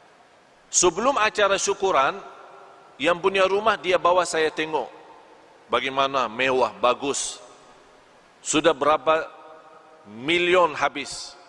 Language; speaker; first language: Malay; non-native, fluent; Arabic